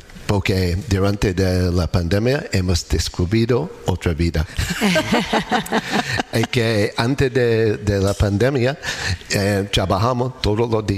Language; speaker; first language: Spanish; non-native, learner; English